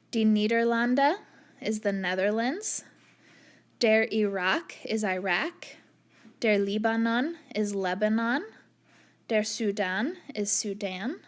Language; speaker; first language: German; non-native, fluent; English